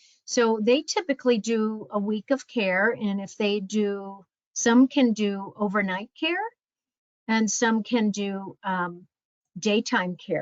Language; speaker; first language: English; native; English